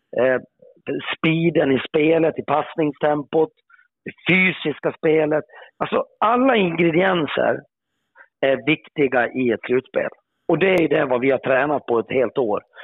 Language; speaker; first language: Swedish; native; Swedish